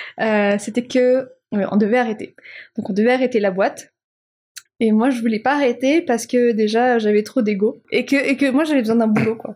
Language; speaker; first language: French; non-native, local second language; Malagasy